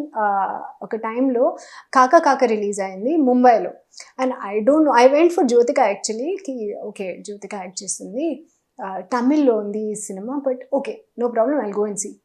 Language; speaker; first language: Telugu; non-native, fluent; Hindi